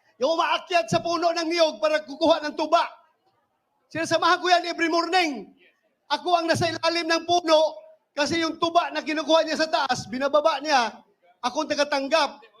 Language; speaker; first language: Filipino; non-native, local second language; Cebuano